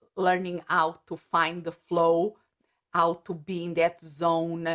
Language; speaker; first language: English; non-native, fluent; Portuguese